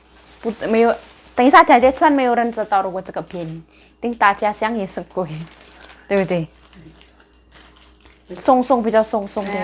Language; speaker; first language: Chinese; non-native, learner; Javanese